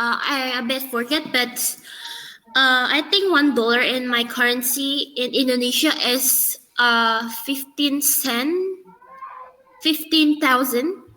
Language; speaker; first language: English; non-native, learner; Indonesian